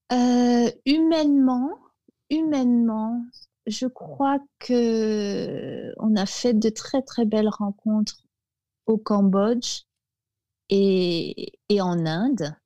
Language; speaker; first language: French; native; French